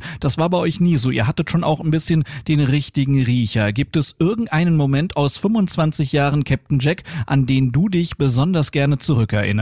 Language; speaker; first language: German; native; German